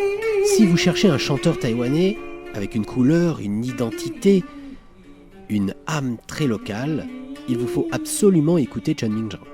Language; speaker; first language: French; native; French